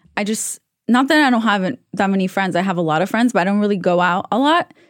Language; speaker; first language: English; non-native, fluent; Hebrew